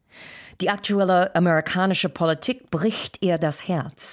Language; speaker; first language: German; non-native, fluent; English